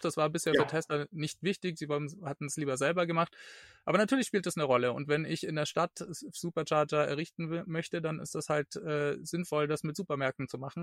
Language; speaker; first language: German; native; German